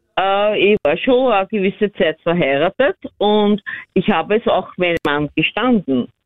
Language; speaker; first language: German; native; German